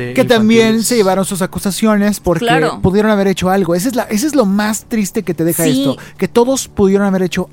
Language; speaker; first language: Spanish; native; Spanish